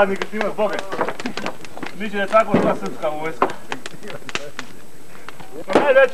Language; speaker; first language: Croatian; native; Croatian